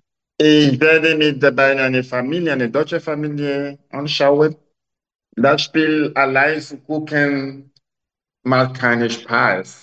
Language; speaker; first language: German; non-native, local second language; French